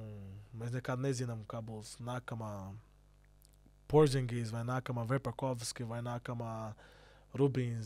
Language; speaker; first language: Latvian; non-native, learner; Portuguese